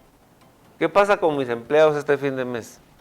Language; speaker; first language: Spanish; native; Spanish